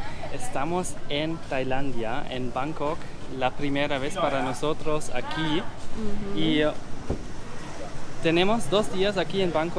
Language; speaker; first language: Spanish; non-native, learner; German